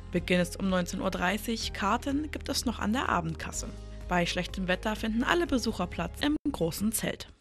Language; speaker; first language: German; native; German